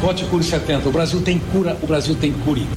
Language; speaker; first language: Portuguese; native; Portuguese